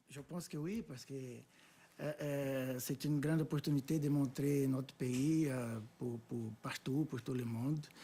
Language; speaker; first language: French; non-native, fluent; Portuguese